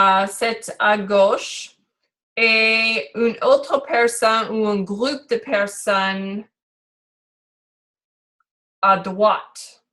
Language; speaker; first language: French; non-native, learner; English